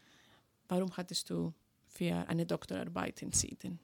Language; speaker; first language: German; non-native, fluent; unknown